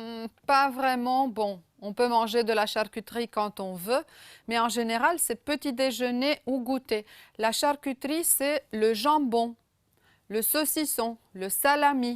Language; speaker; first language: French; non-native, fluent; Romanian